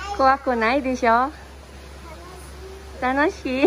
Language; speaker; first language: Japanese; non-native, learner; Filipino